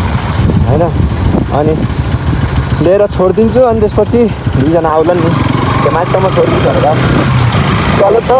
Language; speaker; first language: Nepali; native; Nepali